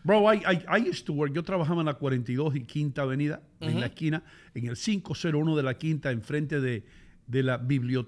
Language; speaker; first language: Spanish; native; Spanish